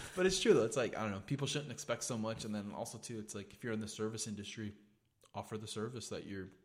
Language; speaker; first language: English; native; English